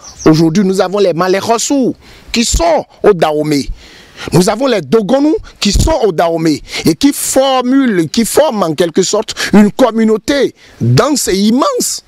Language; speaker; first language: French; non-native, local second language; Fon